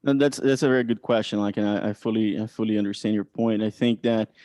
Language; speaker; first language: English; non-native, fluent; Portuguese